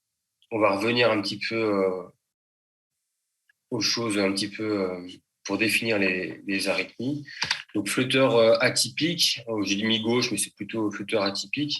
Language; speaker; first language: French; native; French